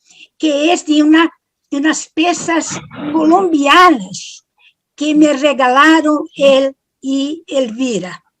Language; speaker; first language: Spanish; non-native, fluent; Italian